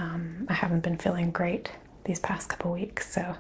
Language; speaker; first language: English; native; English